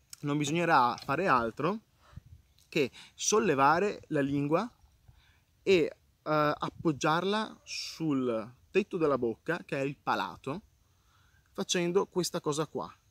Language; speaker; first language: Italian; native; Italian